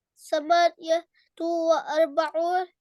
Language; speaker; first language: Arabic; non-native, learner; Urdu